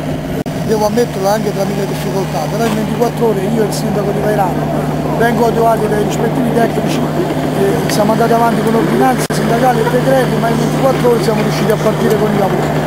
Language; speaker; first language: Italian; native; Italian